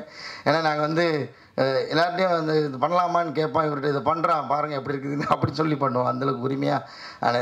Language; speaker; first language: Tamil; native; Tamil